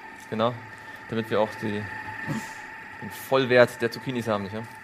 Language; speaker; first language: German; native; German